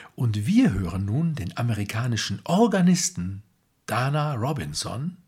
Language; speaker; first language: German; native; German